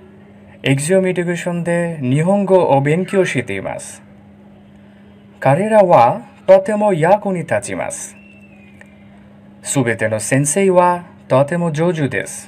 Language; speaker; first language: Japanese; non-native, learner; Bangla